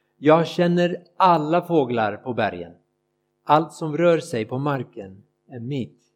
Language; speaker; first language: Swedish; non-native, fluent; English